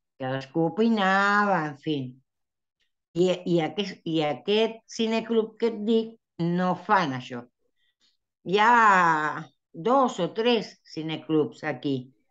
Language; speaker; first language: Catalan; early bilingual, heritage; Spanish